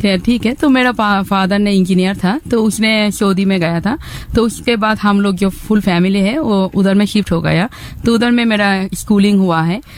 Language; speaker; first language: Hindi; non-native, fluent; Bangla